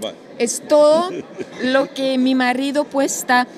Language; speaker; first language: Spanish; non-native, learner; Russian